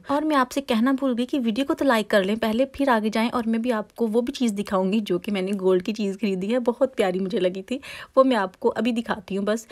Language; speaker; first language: Urdu; non-native, local second language; Punjabi